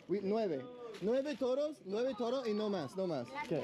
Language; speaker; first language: Spanish; non-native, learner; English